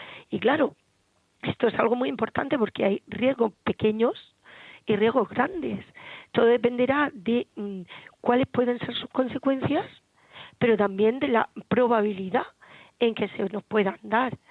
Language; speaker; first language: Spanish; native; Spanish